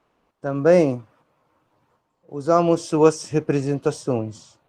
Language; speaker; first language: Portuguese; non-native, fluent; Arabic